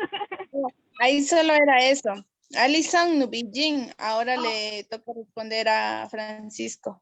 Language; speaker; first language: Spanish; non-native, local second language; Kaqchikel